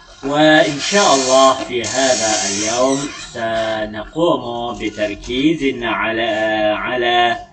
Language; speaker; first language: Arabic; non-native, fluent; Malay